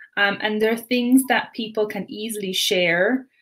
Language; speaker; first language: English; native; English